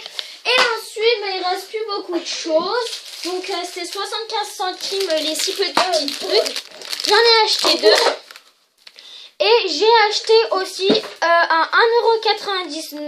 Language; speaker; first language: French; native; French